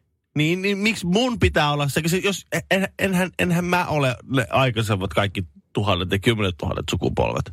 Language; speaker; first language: Finnish; native; Finnish